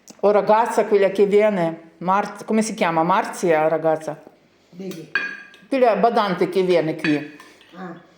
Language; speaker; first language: Italian; non-native, learner; Ukrainian